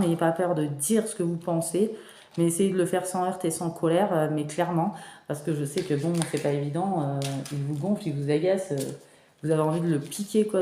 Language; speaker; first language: French; native; French